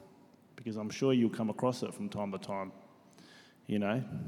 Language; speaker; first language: English; native; English